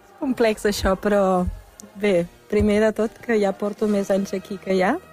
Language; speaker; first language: Catalan; non-native, fluent; German